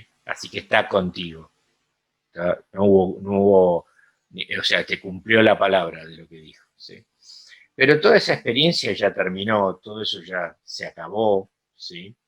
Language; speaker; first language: Spanish; native; Spanish